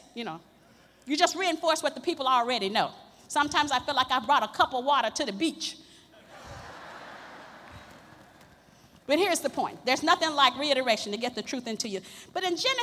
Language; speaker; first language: English; native; English